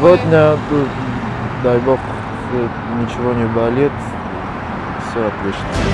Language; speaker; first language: Russian; non-native, fluent; Armenian